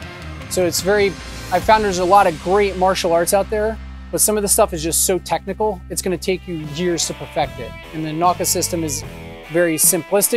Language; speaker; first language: English; native; English